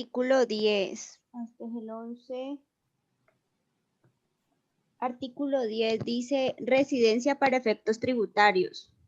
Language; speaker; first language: Spanish; native; Spanish